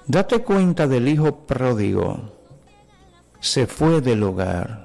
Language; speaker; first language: Spanish; native; Spanish